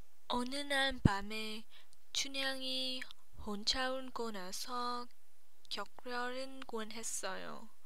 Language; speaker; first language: Korean; non-native, learner; English